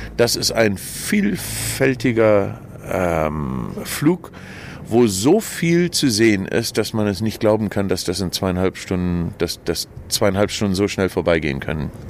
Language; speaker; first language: German; native; German